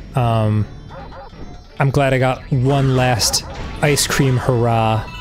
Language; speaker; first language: English; native; English